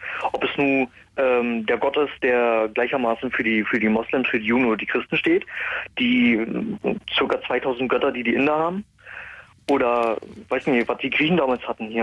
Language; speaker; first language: German; native; German